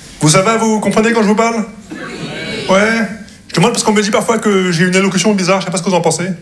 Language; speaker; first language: French; non-native, local second language; Arabic